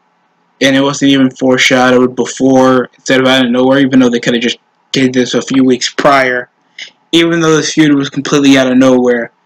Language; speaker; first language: English; native; English